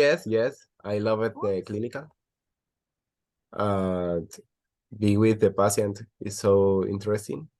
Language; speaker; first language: English; non-native, learner; Spanish